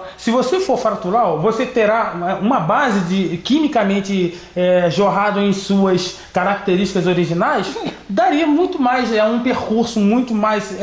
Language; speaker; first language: Portuguese; native; Portuguese